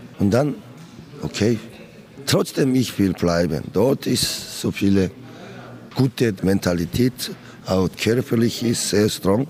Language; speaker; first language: German; non-native, learner; Korean